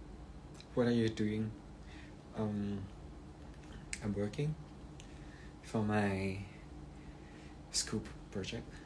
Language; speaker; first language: English; non-native, learner; Thai